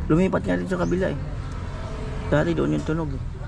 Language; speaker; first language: Filipino; native; Filipino